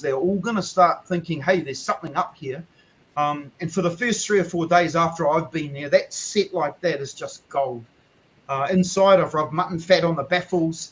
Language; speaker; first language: English; native; English